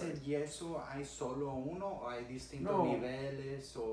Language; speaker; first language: Spanish; early bilingual, other home language; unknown